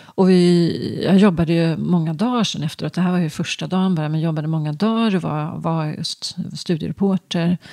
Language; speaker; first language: Swedish; native; Swedish